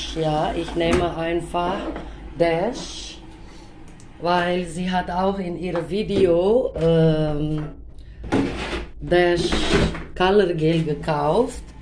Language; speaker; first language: German; non-native, fluent; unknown